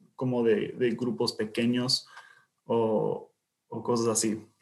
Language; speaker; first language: Spanish; non-native, fluent; English